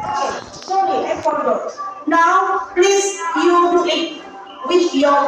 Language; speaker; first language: English; non-native, learner; Indonesian